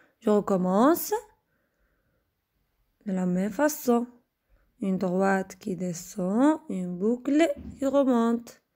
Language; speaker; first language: French; non-native, local second language; Arabic